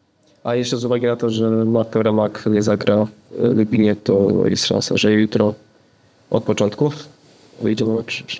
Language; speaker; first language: Polish; native; Polish